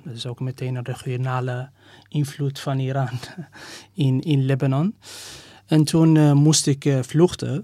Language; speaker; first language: Dutch; non-native, fluent; Persian